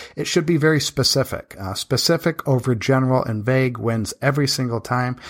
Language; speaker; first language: English; native; English